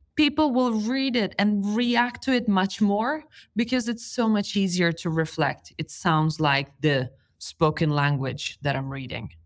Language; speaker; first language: English; non-native, fluent; Lithuanian